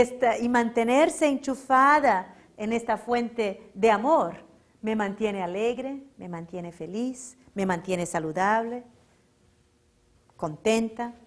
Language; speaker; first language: Spanish; non-native, fluent; Portuguese